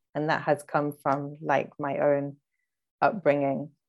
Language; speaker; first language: English; early bilingual, other home language; Hindi